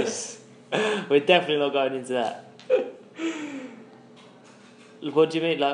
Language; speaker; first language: English; native; English